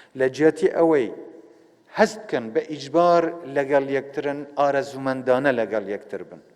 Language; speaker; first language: Central Kurdish; non-native, local second language; Kurdish